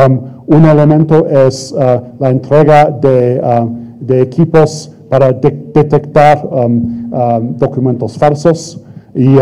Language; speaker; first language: Spanish; non-native, fluent; English